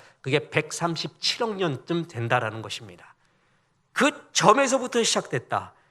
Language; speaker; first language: Korean; native; Korean